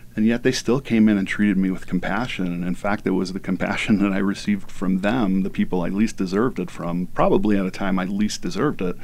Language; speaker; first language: English; native; English